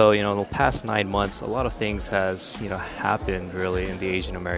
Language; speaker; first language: English; native; English